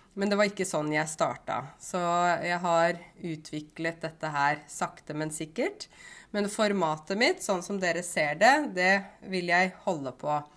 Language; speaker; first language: Norwegian; native; Norwegian